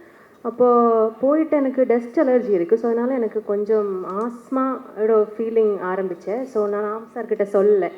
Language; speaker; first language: Tamil; non-native, learner; Malayalam